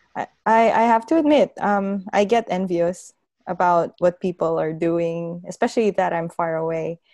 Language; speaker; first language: English; non-native, local second language; Hiligaynon